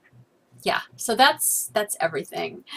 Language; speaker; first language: English; native; English